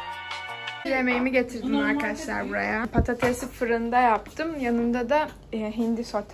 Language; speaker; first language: Turkish; native; Turkish